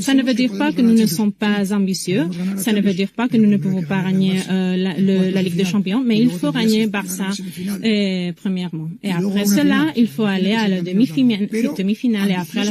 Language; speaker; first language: French; non-native, fluent; Spanish